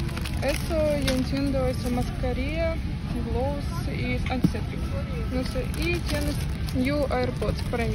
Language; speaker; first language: Spanish; non-native, learner; Russian